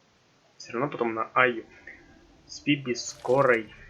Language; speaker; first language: Russian; native; Russian